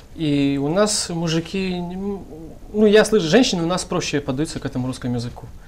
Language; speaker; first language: Russian; non-native, local second language; Gagauz